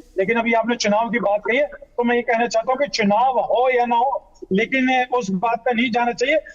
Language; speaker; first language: Hindi; native; Hindi